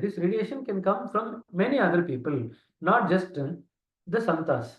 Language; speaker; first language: English; non-native, local second language; Kannada